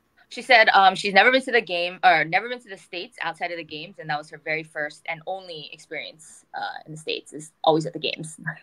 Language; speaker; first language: English; early bilingual, other home language; Korean